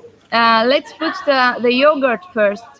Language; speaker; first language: English; non-native, fluent; Greek